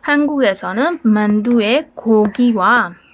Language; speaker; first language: Korean; non-native, learner; Burmese